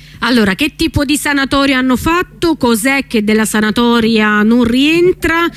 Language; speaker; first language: Italian; native; Italian